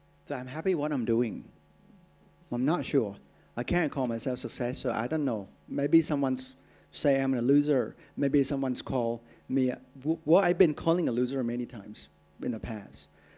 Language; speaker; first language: English; non-native, fluent; Thai